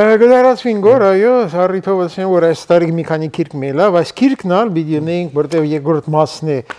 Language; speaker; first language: Armenian; early bilingual, heritage; Armenian